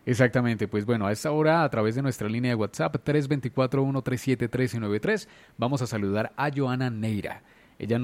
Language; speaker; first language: Spanish; native; Spanish